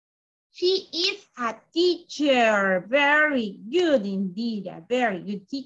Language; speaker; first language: English; non-native, fluent; Spanish